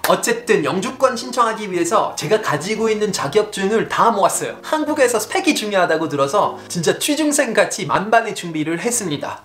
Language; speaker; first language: Korean; non-native, fluent; French